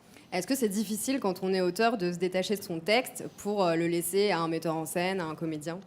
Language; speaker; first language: French; native; French